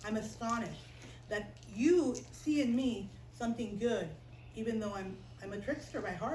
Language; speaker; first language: English; native; English